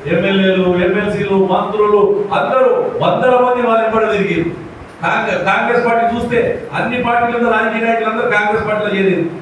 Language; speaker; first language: Telugu; non-native, local second language; Lambadi